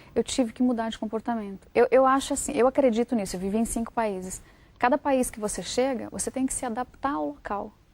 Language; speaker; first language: Portuguese; native; Portuguese